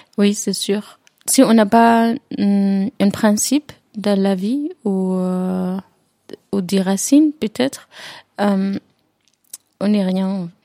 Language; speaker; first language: French; non-native, fluent; Arabic